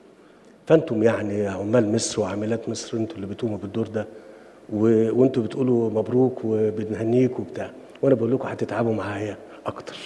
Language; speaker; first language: Arabic; native; Arabic